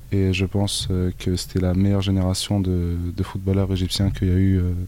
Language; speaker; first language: French; early bilingual, other home language; Arabic